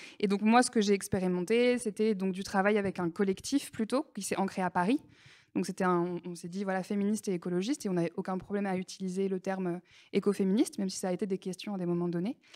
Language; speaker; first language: French; native; French